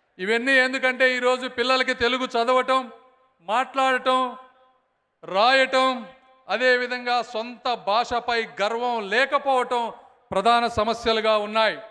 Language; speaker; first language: Telugu; native; Telugu